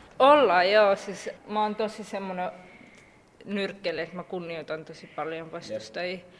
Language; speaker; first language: Finnish; early bilingual, other home language; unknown